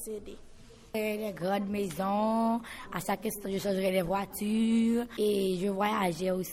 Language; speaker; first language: French; non-native, local second language; Haitian Creole